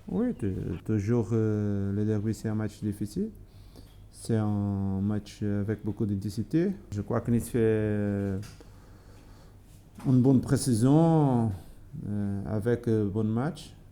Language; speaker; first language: French; non-native, learner; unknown